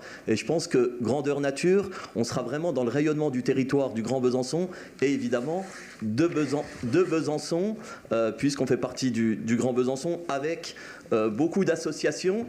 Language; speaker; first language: French; native; French